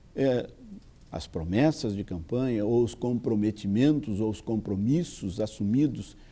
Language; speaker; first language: Portuguese; native; Portuguese